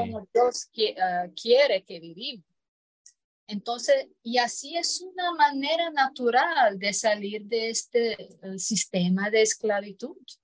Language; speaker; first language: Spanish; non-native, fluent; Croatian